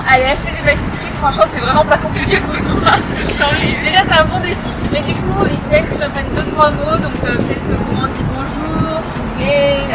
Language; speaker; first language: French; native; French